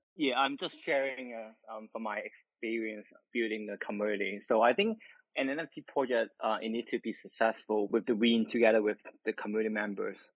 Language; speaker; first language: English; non-native, local second language; Cantonese